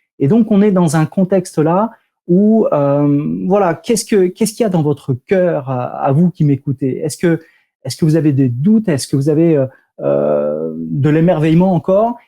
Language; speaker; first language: French; native; French